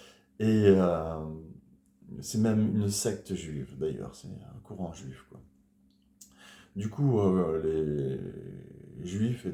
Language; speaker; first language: French; native; French